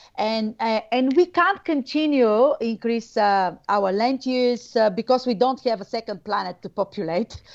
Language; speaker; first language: English; non-native, fluent; Bulgarian